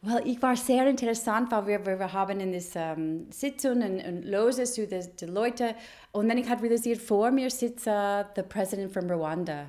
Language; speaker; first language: German; non-native, fluent; English